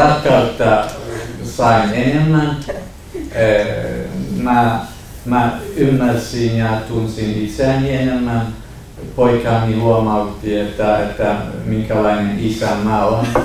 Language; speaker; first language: Finnish; non-native, fluent; Kurdish